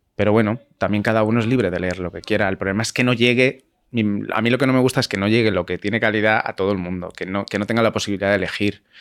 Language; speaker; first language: Spanish; native; Spanish